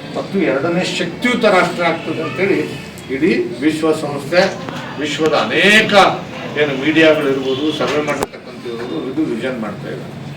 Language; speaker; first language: Kannada; native; Kannada